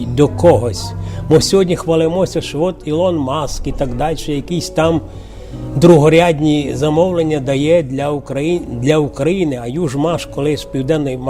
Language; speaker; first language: Ukrainian; native; Ukrainian